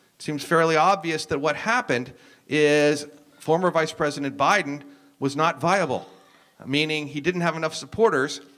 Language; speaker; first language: English; native; English